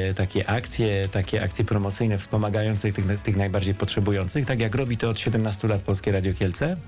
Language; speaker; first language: Polish; native; Polish